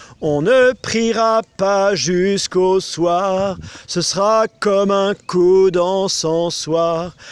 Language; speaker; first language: French; native; French